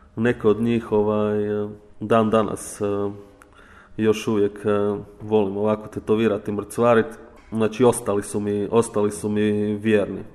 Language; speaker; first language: Croatian; early bilingual, heritage; Croatian